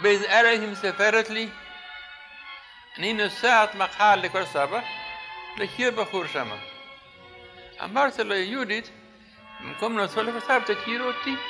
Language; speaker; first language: Hebrew; non-native, fluent; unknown